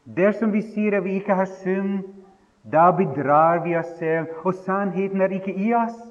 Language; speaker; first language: Norwegian; non-native, fluent; English